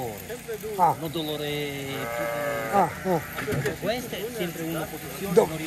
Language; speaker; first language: Italian; non-native, learner; Slovak